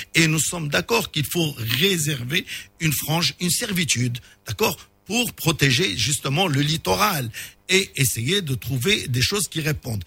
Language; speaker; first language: French; non-native, local second language; Arabic